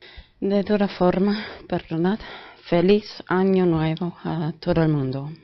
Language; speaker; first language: Spanish; non-native, fluent; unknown